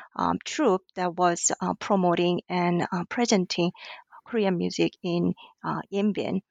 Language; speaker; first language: English; non-native, fluent; Korean